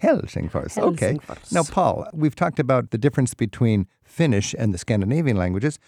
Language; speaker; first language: English; native; English